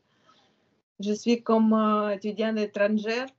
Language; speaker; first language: French; non-native, learner; Ukrainian